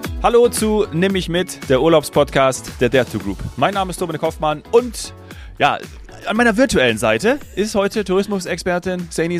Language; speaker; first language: German; native; German